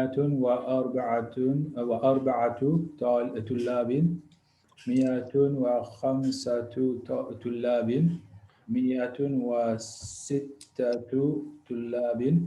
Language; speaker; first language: Arabic; non-native, learner; English